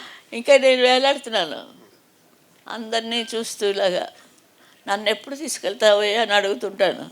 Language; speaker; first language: Telugu; native; Telugu